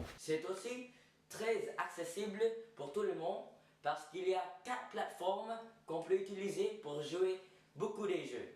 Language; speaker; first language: French; non-native, fluent; English